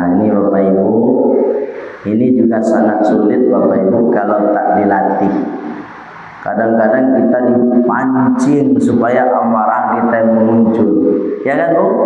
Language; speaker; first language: Malay; non-native, local second language; Minangkabau